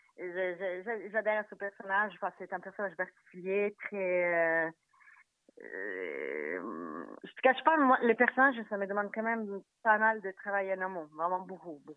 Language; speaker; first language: French; non-native, fluent; Italian